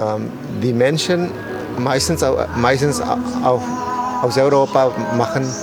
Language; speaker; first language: German; non-native, learner; Spanish